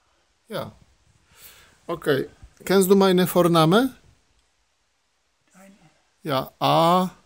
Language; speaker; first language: German; non-native, learner; Polish